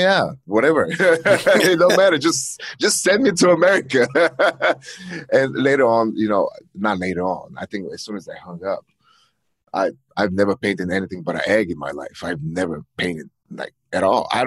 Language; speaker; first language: English; non-native, fluent; Bulgarian